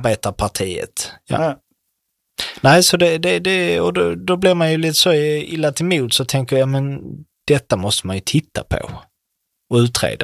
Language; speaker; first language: Swedish; native; Swedish